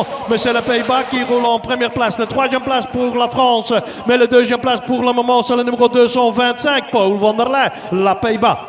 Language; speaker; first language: French; non-native, local second language; Dutch